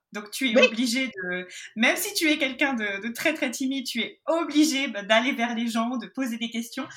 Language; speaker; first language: French; native; French